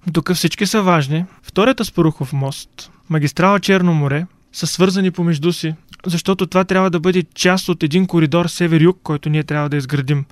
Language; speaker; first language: Bulgarian; native; Bulgarian